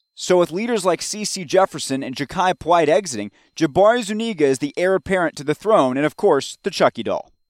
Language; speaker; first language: English; native; English